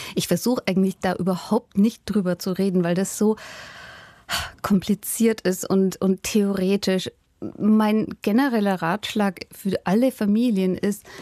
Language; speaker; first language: German; native; German